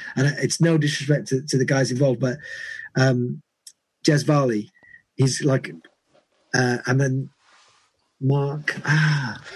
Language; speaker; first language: English; native; English